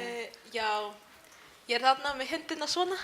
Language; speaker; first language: Icelandic; early bilingual, other home language; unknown